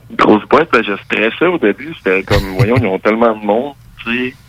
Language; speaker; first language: French; native; French